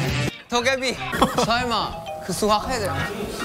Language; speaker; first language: Korean; non-native, fluent; Thai